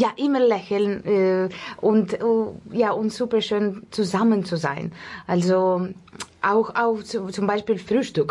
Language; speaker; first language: German; non-native, learner; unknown